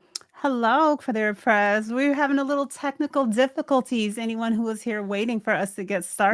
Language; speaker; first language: English; native; English